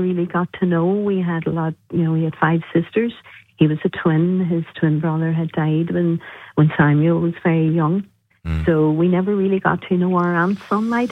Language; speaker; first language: English; native; English